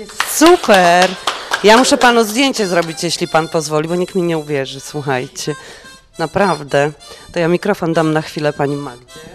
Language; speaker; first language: Polish; native; Polish